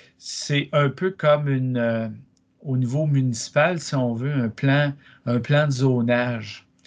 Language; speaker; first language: French; native; French